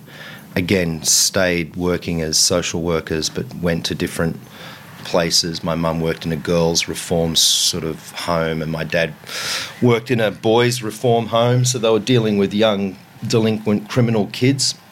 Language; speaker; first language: English; native; English